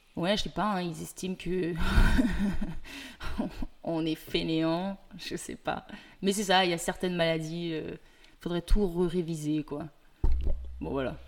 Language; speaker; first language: French; native; French